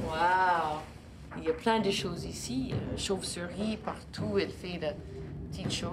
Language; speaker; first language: French; non-native, learner; English